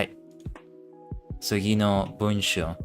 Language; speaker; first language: Japanese; non-native, learner; English